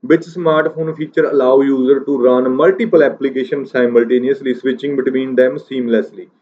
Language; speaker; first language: English; non-native, local second language; Punjabi